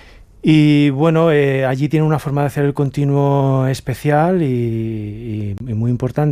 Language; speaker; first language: Spanish; native; Spanish